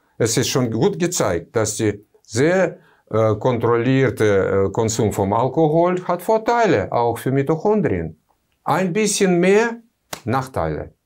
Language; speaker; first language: German; non-native, fluent; Russian